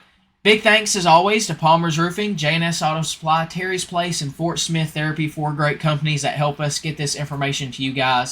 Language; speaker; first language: English; native; English